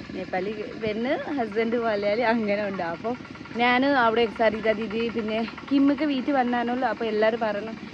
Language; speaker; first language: Malayalam; non-native, learner; Nepali